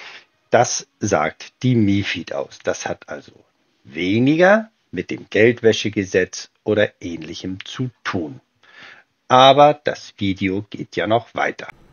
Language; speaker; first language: German; native; German